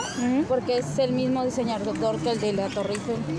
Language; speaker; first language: Spanish; native; Spanish